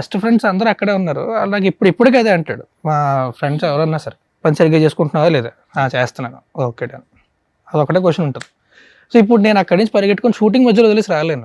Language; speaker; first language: Telugu; native; Telugu